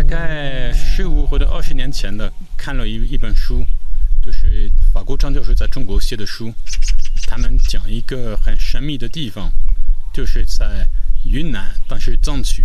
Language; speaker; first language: Chinese; non-native, fluent; French